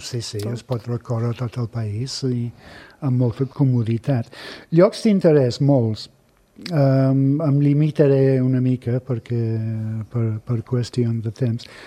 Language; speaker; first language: Catalan; non-native, fluent; English